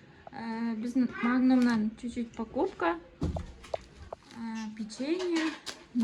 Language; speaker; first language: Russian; non-native, local second language; Kazakh